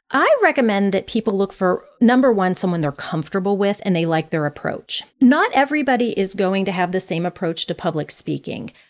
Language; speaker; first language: English; native; English